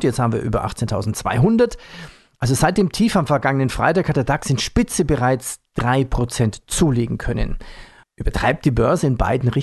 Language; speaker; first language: German; native; German